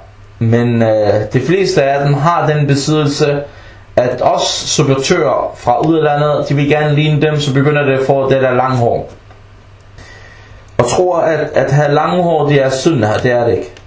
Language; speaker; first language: Danish; early bilingual, other home language; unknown